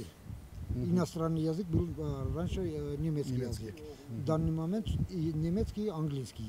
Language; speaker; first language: Russian; non-native, local second language; Turkish